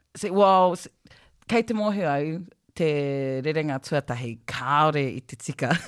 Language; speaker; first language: Māori; native; Māori